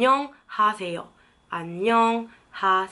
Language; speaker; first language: Korean; non-native, fluent; French